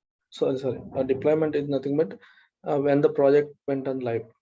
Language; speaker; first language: English; non-native, local second language; Telugu